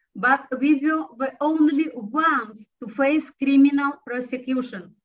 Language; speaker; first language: English; non-native, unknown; Russian